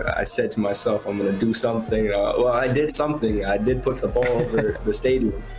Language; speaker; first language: English; native; English